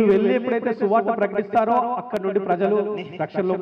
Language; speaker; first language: Telugu; native; Telugu